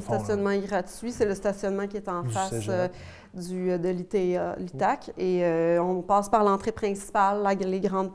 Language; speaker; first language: French; native; French